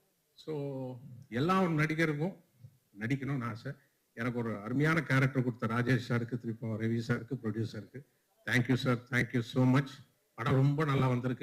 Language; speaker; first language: Tamil; non-native, local second language; Telugu